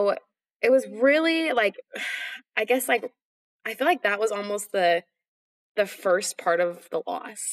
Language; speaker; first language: English; native; English